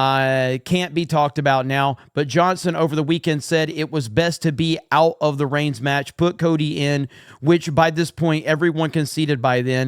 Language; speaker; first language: English; native; English